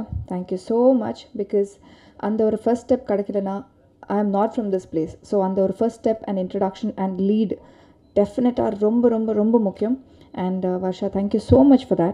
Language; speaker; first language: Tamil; non-native, learner; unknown